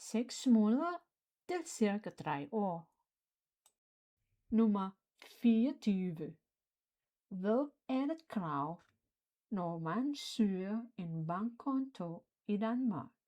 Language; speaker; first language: Danish; non-native, fluent; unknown